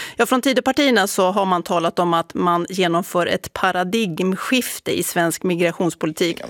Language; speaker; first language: Swedish; native; Swedish